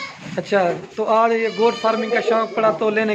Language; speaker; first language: Hindi; non-native, local second language; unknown